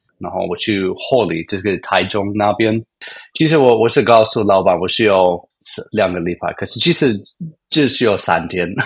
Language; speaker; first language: Chinese; non-native, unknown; English